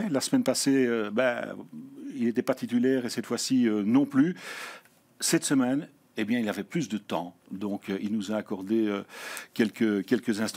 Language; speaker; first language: French; native; French